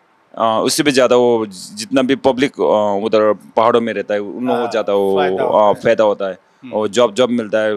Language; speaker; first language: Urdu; non-native, learner; Sherpa